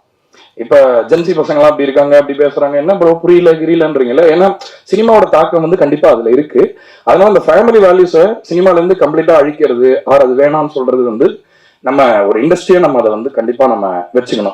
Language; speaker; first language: Tamil; native; Tamil